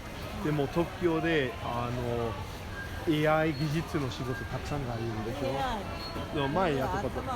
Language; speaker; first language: Japanese; non-native, learner; English